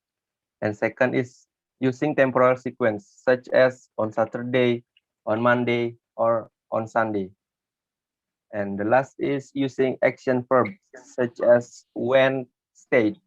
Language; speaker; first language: English; non-native, learner; Indonesian